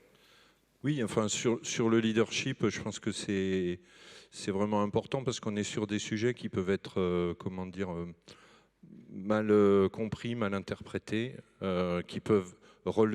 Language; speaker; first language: French; native; French